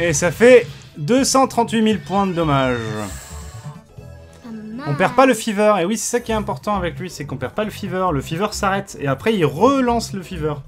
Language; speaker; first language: French; native; French